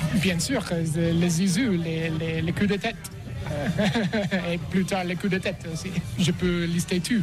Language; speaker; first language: French; non-native, learner; English